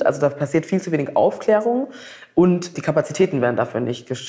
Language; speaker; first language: German; native; German